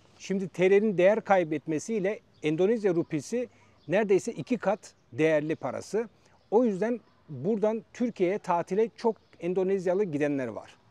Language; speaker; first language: Turkish; native; Turkish